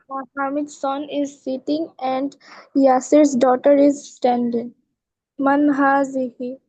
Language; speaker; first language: English; non-native, learner; Bangla